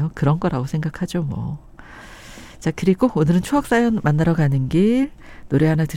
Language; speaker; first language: Korean; native; Korean